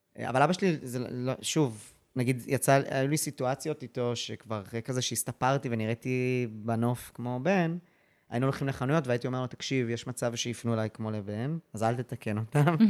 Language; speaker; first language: Hebrew; early bilingual, other home language; English